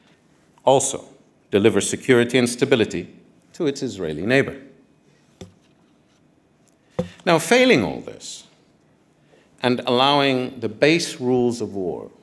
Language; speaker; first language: English; non-native, fluent; Arabic